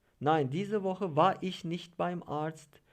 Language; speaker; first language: German; non-native, fluent; Turkish